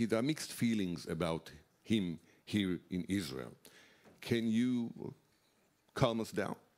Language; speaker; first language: English; non-native, fluent; Hebrew